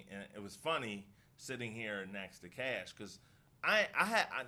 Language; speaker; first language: English; native; English